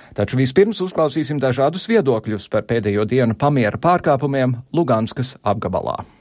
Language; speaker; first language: Latvian; early bilingual, heritage; Latvian